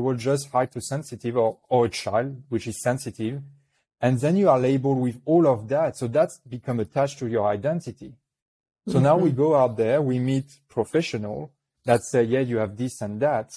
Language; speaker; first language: English; non-native, fluent; French